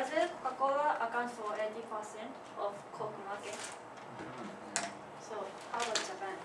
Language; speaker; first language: English; non-native, learner; Japanese